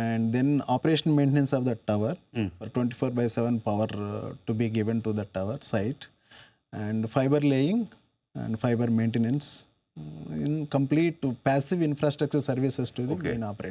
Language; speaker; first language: English; non-native, local second language; Telugu